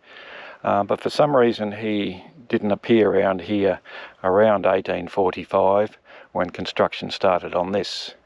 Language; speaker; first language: English; native; English